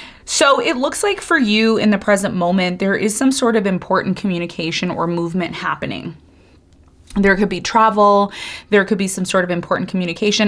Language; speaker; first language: English; native; English